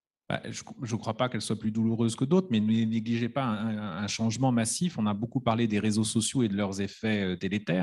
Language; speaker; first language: French; native; French